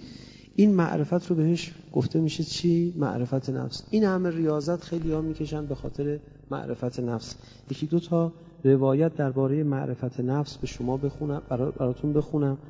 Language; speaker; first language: Persian; native; Persian